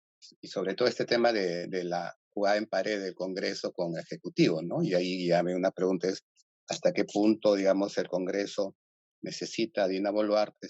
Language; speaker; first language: Spanish; native; Spanish